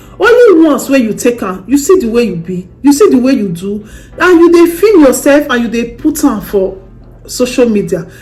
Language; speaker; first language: Nigerian Pidgin; native; Nigerian Pidgin